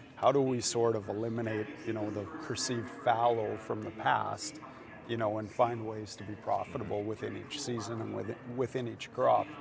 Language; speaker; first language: English; native; English